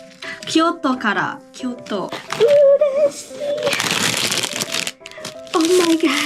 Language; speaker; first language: Japanese; non-native, learner; English